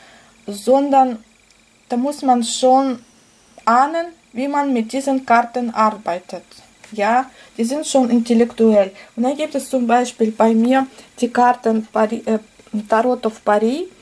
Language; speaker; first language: German; non-native, fluent; Russian